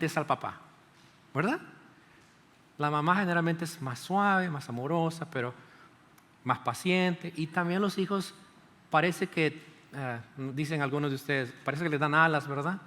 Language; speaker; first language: Spanish; native; Spanish